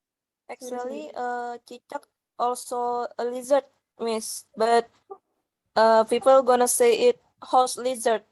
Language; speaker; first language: English; non-native, learner; Indonesian